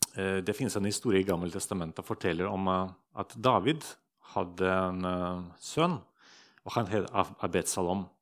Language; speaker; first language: Norwegian; non-native, fluent; Russian